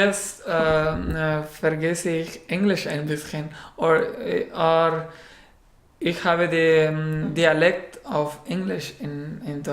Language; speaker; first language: German; non-native, learner; Pashto